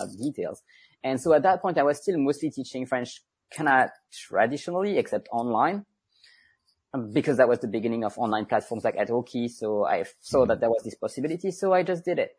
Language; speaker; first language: English; non-native, fluent; French